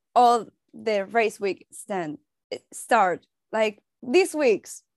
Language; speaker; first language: English; non-native, learner; Spanish